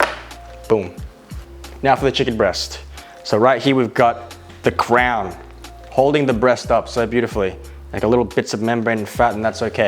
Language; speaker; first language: English; native; English